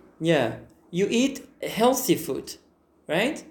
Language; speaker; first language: English; non-native, fluent; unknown